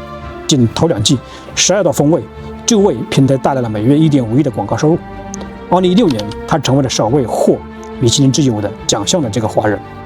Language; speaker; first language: Chinese; native; Chinese